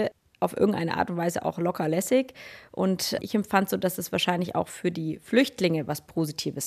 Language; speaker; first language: German; native; German